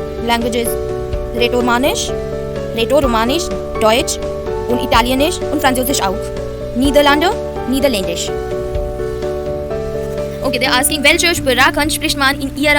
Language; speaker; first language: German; non-native, fluent; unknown